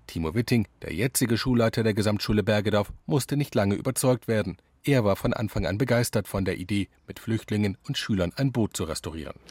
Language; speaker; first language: German; native; German